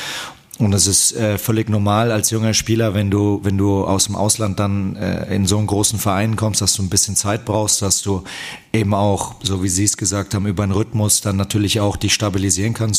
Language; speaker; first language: German; native; German